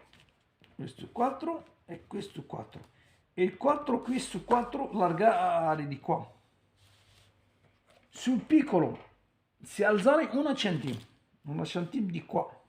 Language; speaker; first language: Italian; non-native, learner; Arabic